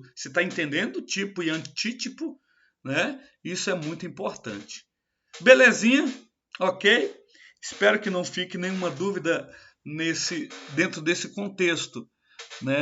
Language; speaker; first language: Portuguese; native; Portuguese